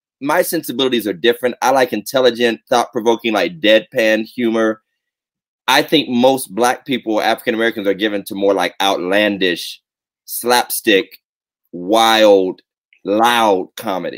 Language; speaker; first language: English; native; English